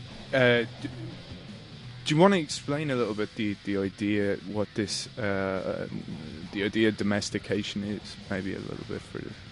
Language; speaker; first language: English; native; English